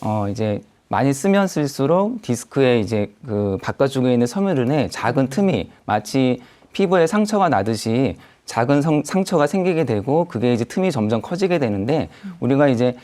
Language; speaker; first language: Korean; native; Korean